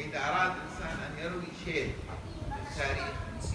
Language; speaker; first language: Arabic; native; Arabic